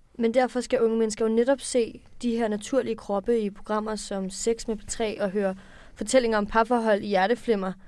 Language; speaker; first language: Danish; native; Danish